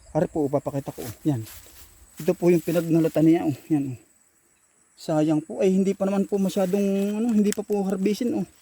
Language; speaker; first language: Filipino; native; Filipino